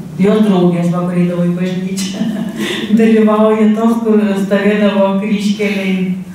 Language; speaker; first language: Lithuanian; native; Lithuanian